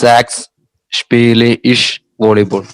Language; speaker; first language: German; non-native, learner; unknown